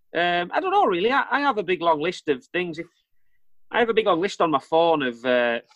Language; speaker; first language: English; native; English